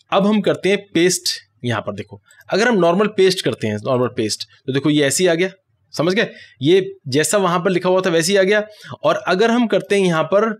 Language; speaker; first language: Hindi; native; Hindi